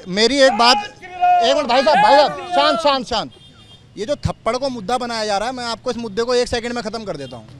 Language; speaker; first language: Hindi; native; Hindi